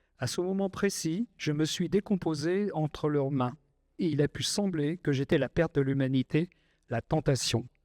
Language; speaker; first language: French; native; French